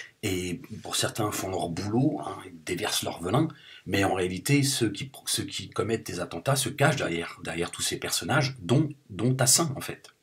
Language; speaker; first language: French; native; French